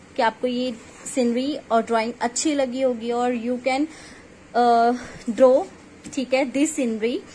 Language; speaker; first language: Hindi; non-native, local second language; Punjabi